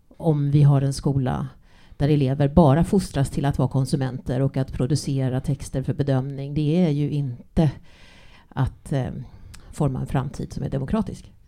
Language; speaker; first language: Swedish; early bilingual, other home language; English